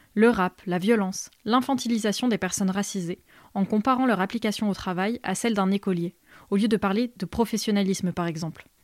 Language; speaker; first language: French; native; French